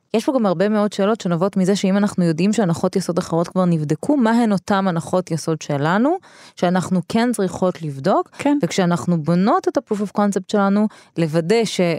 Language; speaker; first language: Hebrew; early bilingual, other home language; Russian